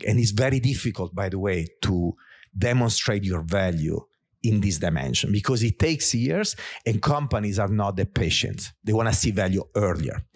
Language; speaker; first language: English; non-native, fluent; Italian